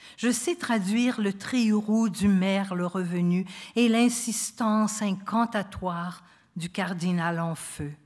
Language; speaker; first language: French; native; French